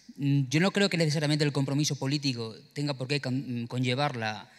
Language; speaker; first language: Spanish; native; Spanish